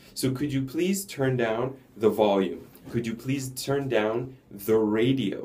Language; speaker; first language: English; native; English